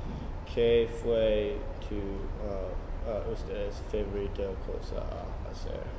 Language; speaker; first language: Spanish; non-native, learner; English